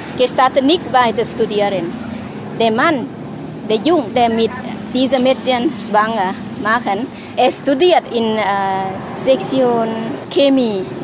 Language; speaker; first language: German; non-native, learner; Lao